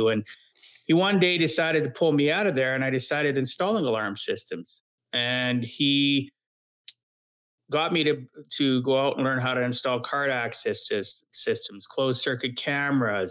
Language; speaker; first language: English; native; English